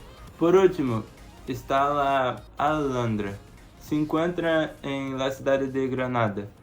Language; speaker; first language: Spanish; non-native, learner; Portuguese